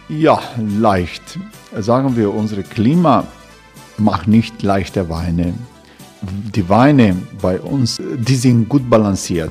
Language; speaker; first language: German; non-native, learner; Croatian